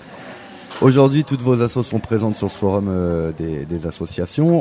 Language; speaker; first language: French; native; French